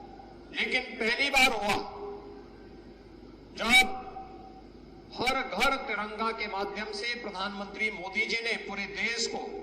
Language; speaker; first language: Hindi; native; Hindi